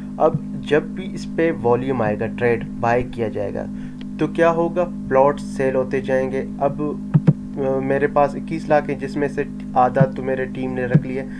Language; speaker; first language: Urdu; non-native, local second language; Baluchi